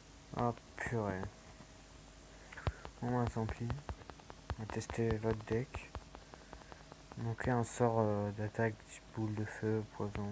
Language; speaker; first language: French; native; French